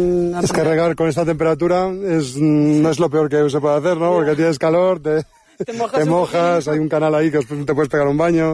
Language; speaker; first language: Spanish; native; Spanish